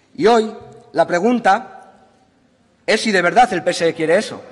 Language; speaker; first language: Spanish; native; Spanish